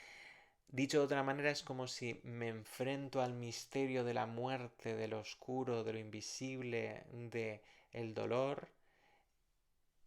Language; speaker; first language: Spanish; native; Spanish